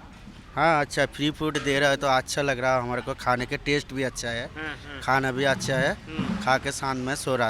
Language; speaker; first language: Hindi; non-native, local second language; Bangla